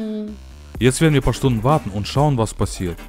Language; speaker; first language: German; native; German